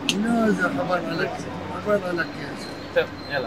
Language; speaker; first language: Hebrew; early bilingual, other home language; Arabic